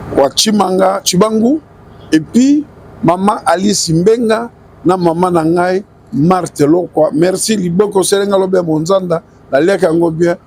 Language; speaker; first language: Lingala; native; Lingala